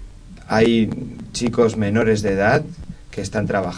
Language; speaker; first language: Spanish; native; Spanish